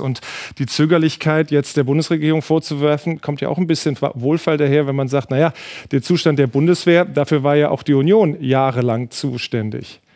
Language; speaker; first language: German; native; German